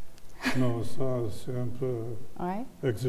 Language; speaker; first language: French; non-native, fluent; Albanian